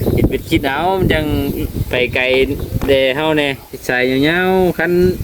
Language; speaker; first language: Thai; native; Thai